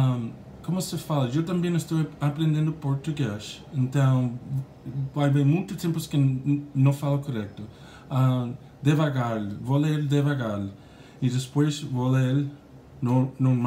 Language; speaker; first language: Portuguese; non-native, learner; English